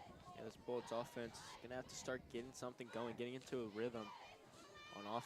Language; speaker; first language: English; native; English